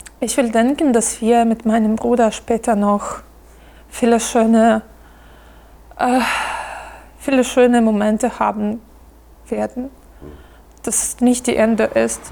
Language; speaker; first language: German; non-native, fluent; Ukrainian